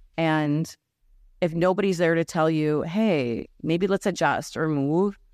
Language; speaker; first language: English; early bilingual, other home language; Serbian